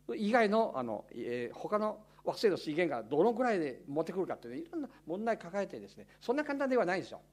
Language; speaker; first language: Japanese; non-native, fluent; Chinese